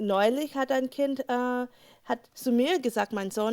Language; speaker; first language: German; non-native, fluent; English